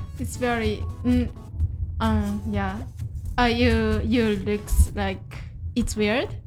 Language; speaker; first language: English; non-native, learner; Japanese